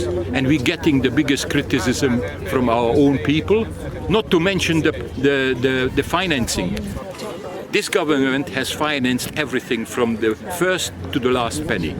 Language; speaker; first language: English; non-native, fluent; Hungarian